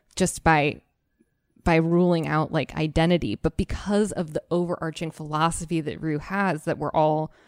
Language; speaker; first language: English; native; English